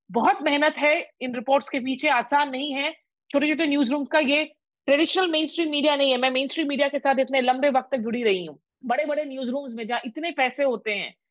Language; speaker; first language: Hindi; native; Hindi